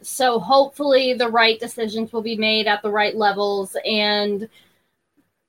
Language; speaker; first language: English; native; English